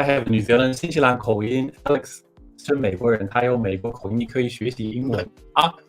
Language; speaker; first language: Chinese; non-native, fluent; English